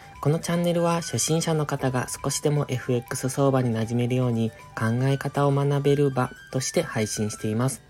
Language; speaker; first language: Japanese; native; Japanese